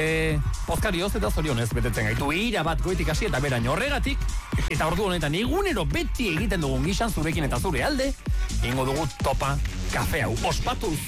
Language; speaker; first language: Basque; native; Basque